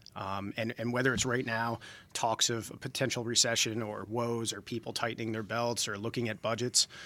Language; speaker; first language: English; native; English